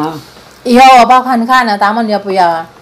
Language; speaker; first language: Chinese; non-native, learner; Indonesian